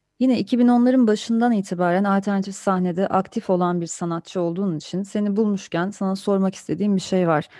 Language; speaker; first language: Turkish; native; Turkish